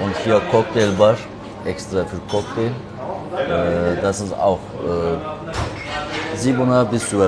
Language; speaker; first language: German; non-native, learner; Turkish